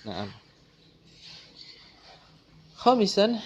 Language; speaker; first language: Arabic; non-native, fluent; Indonesian